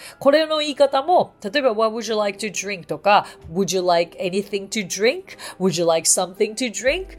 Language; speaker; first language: English; non-native, fluent; Japanese